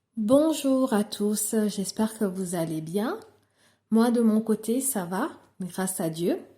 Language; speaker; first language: French; non-native, local second language; Lingala